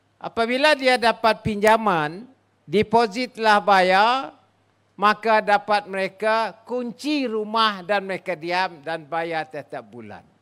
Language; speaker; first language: Malay; native; Malay